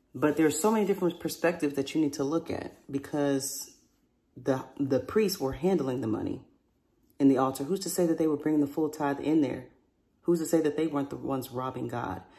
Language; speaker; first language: English; native; English